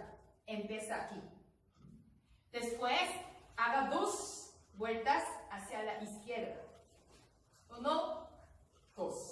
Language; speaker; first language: Spanish; non-native, learner; Korean